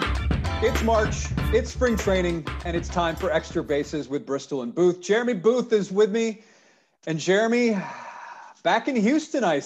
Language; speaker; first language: English; native; English